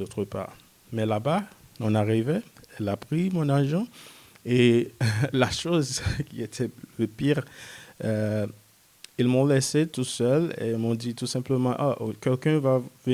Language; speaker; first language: French; non-native, local second language; Haitian Creole